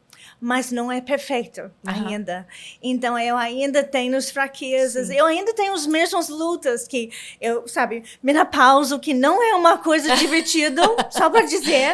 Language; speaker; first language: Portuguese; non-native, learner; English